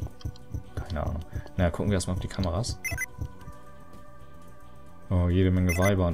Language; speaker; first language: German; native; German